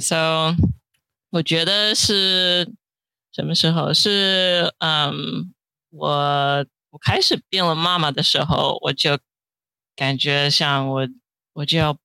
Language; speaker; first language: Chinese; early bilingual, heritage; Chinese